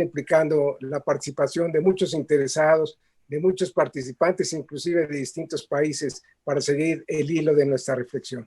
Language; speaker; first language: Spanish; native; Spanish